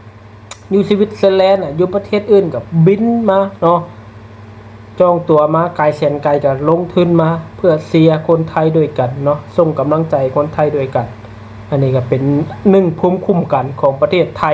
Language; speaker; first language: Thai; non-native, local second language; Lao